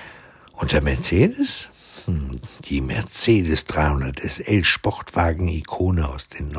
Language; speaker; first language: German; native; German